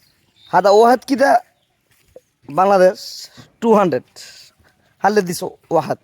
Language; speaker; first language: Arabic; non-native, learner; Bangla